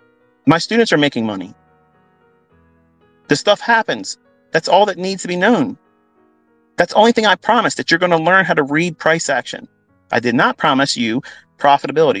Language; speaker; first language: English; native; English